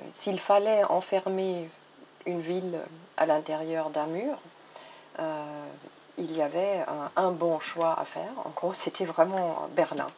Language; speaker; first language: French; non-native, fluent; German